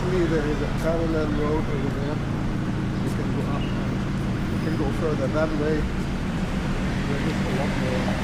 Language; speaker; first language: English; non-native, fluent; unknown